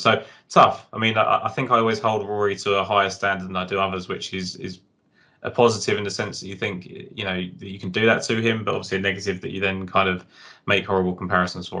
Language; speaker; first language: English; native; English